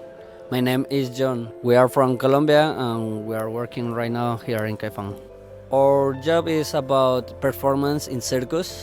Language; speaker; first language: English; non-native, learner; Spanish